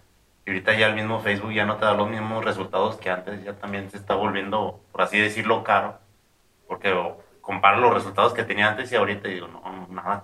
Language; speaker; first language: Spanish; native; Spanish